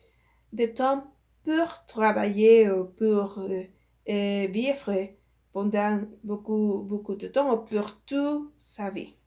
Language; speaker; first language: French; non-native, learner; Spanish